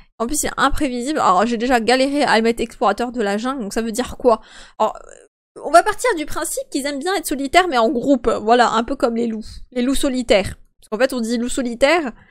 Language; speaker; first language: French; early bilingual, other home language; Polish